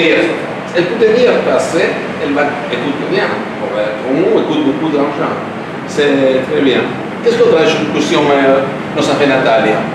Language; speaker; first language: French; non-native, learner; Spanish